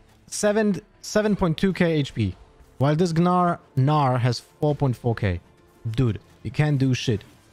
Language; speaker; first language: English; non-native, fluent; Polish